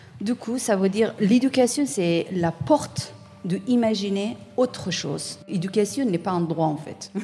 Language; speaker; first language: French; non-native, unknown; Persian